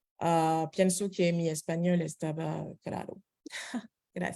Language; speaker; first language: Spanish; non-native, fluent; French